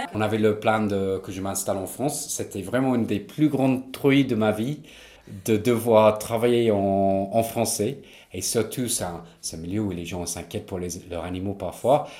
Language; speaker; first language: French; non-native, fluent; English